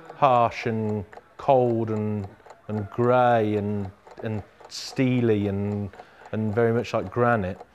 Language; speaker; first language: English; native; English